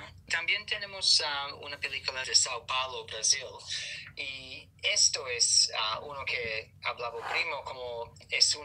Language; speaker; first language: Spanish; non-native, fluent; English